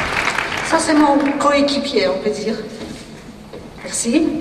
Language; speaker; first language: French; non-native, fluent; Polish